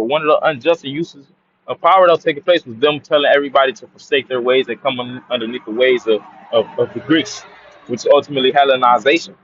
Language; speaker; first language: English; native; English